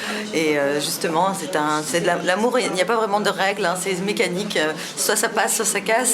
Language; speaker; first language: French; native; French